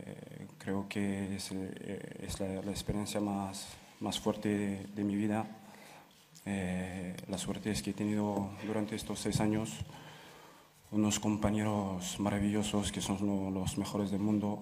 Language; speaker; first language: Spanish; non-native, fluent; French